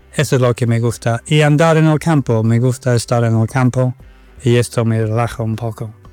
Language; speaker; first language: Spanish; non-native, fluent; English